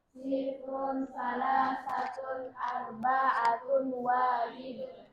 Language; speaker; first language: Arabic; non-native, learner; Indonesian